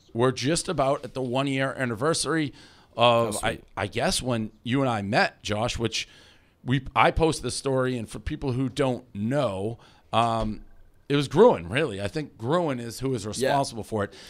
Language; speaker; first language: English; native; English